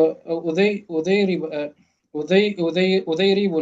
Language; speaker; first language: Arabic; non-native, learner; Urdu